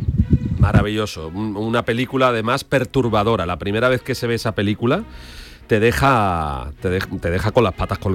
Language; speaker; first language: Spanish; native; Spanish